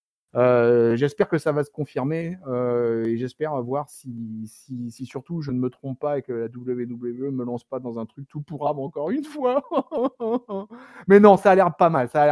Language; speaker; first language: French; native; French